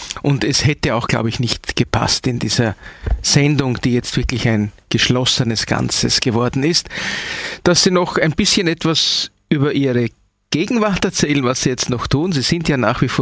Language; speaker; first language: German; native; German